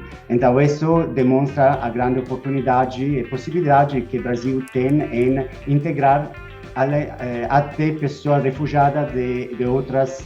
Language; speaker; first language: Portuguese; non-native, fluent; Spanish